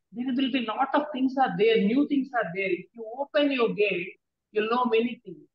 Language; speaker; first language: English; non-native, local second language; Telugu